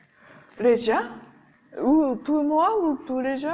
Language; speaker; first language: French; non-native, learner; Japanese